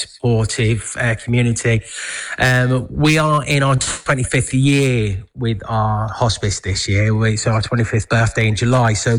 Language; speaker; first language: English; native; English